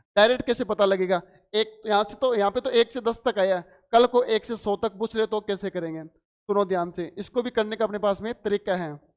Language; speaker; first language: Hindi; native; Hindi